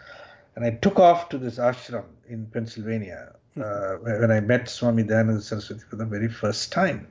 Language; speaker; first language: English; non-native, local second language; Tamil